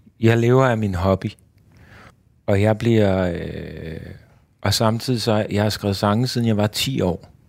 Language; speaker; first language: Danish; native; Danish